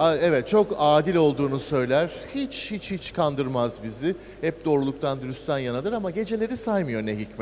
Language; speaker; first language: Turkish; native; Turkish